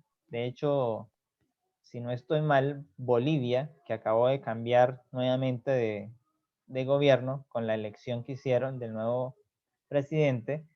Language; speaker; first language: Spanish; native; Spanish